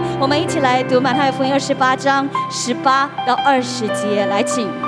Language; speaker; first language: Chinese; native; Chinese